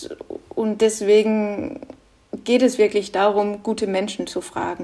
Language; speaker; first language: German; non-native, fluent; Danish